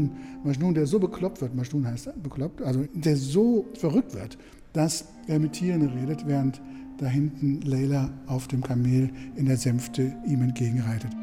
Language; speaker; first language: German; native; German